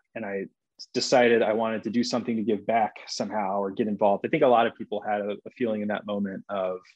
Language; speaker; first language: English; native; English